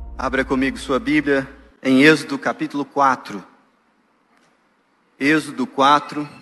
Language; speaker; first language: Portuguese; native; Portuguese